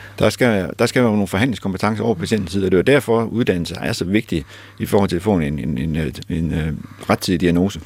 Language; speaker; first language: Danish; native; Danish